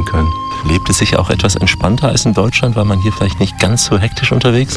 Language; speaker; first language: German; native; German